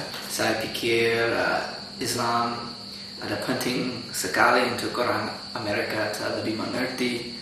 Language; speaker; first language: Indonesian; non-native, learner; English